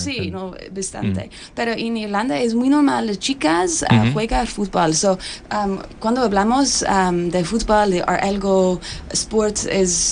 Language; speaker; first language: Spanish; non-native, learner; English